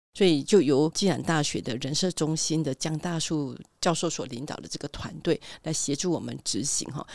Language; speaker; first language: Chinese; native; Chinese